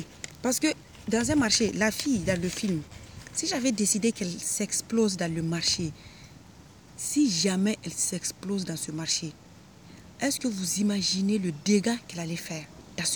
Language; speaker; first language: French; non-native, local second language; Hausa